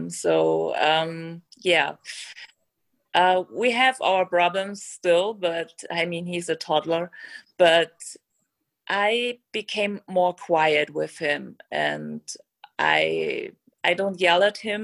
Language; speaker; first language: English; non-native, fluent; German